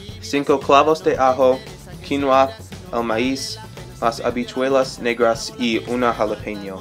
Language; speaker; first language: Spanish; non-native, learner; English